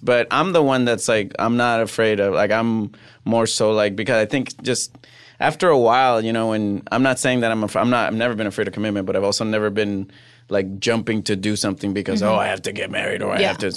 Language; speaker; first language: English; non-native, fluent; Spanish